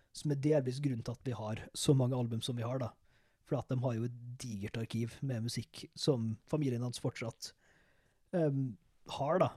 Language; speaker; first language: Norwegian; native; Norwegian